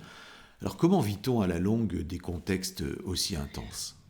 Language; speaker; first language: French; native; French